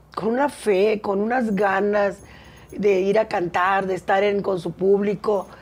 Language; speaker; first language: Spanish; native; Spanish